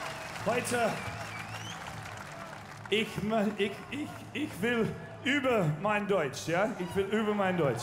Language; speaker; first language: German; non-native, learner; English